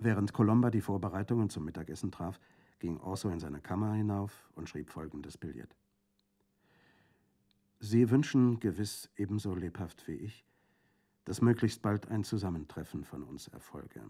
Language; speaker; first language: German; native; German